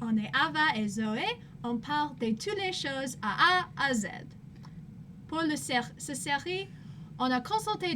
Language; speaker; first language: French; non-native, learner; English